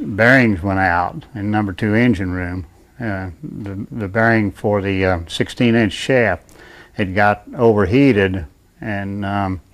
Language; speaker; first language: English; native; English